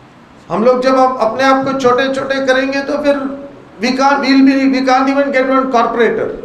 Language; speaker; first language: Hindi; non-native, local second language; Urdu